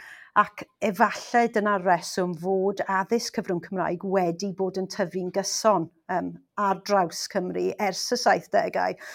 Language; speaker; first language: Welsh; non-native, local second language; English